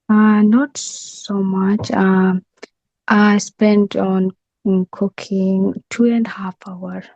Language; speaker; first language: English; non-native, learner; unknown